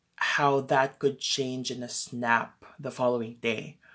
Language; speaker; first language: English; non-native, local second language; Filipino